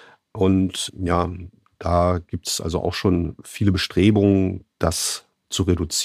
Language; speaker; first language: German; native; German